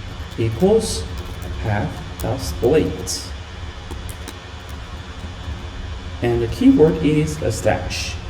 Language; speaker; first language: English; non-native, fluent; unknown